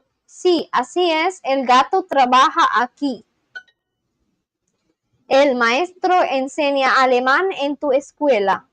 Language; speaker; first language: Spanish; non-native, learner; Bangla